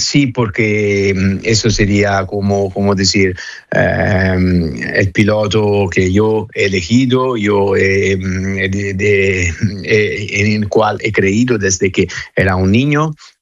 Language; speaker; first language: Spanish; non-native, fluent; Italian